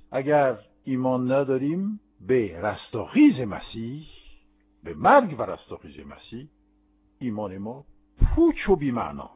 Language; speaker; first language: Persian; non-native, fluent; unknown